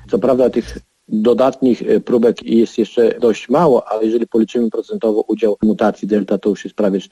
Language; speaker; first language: Polish; native; Polish